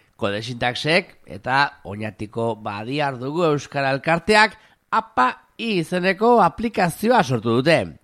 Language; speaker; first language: Basque; native; Basque